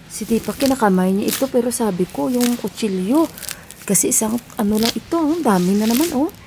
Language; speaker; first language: Filipino; native; Filipino